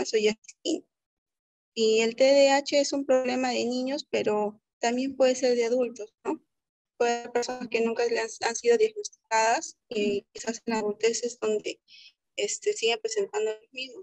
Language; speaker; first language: Spanish; native; Spanish